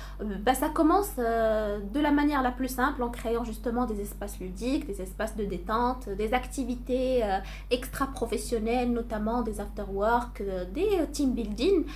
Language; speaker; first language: French; non-native, local second language; Arabic